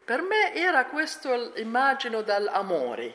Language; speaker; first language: Italian; non-native, learner; Arabic